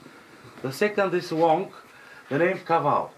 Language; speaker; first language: English; non-native, learner; Bulgarian